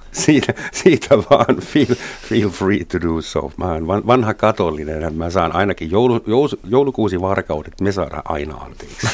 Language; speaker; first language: Finnish; non-native, fluent; German